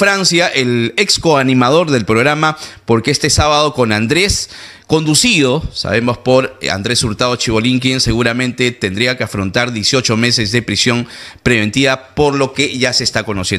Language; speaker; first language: Spanish; native; Spanish